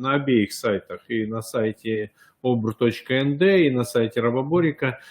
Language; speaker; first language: Russian; native; Russian